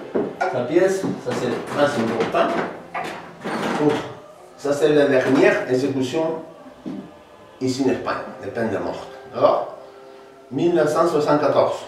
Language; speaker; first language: French; non-native, learner; Spanish